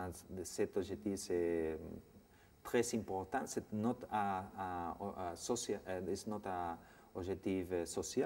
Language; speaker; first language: French; non-native, fluent; Spanish